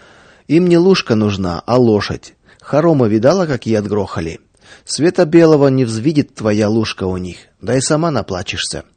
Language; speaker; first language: Russian; native; Russian